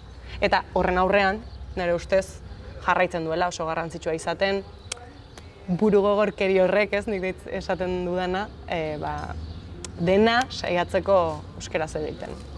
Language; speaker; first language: Basque; native; Basque